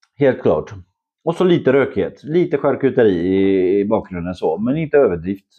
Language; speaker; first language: Swedish; non-native, fluent; Polish